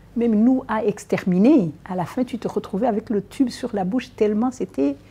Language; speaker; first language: French; non-native, local second language; Kinyarwanda